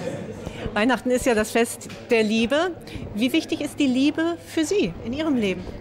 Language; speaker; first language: German; native; German